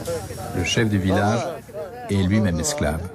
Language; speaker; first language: French; native; French